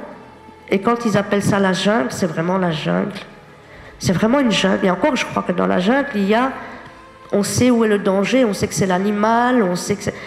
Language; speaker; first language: French; native; French